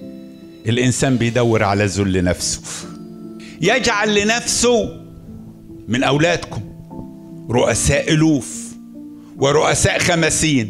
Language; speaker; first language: Arabic; native; Arabic